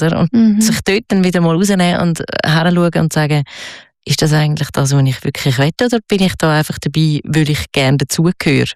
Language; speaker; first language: German; native; German